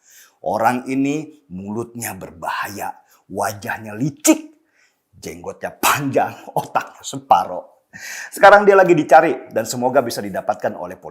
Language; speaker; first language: Indonesian; native; Indonesian